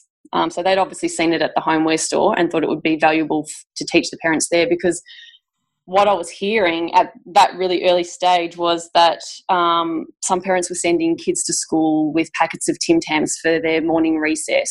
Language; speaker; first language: English; native; English